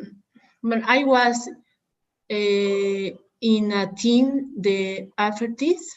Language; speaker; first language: English; non-native, learner; Spanish